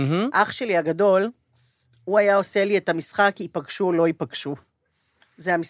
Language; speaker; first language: Hebrew; native; Hebrew